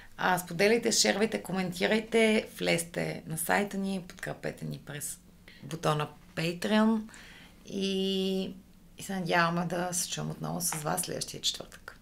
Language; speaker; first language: Bulgarian; native; Bulgarian